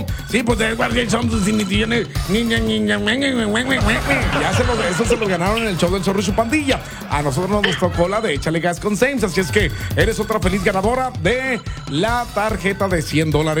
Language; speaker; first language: Spanish; native; Spanish